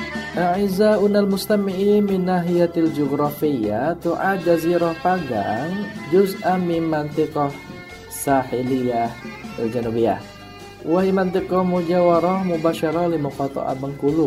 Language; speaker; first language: Arabic; non-native, fluent; Indonesian